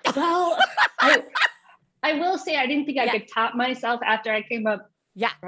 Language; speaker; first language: English; native; English